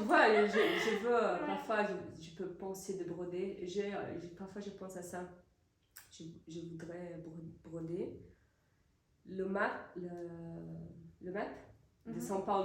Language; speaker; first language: French; non-native, fluent; Portuguese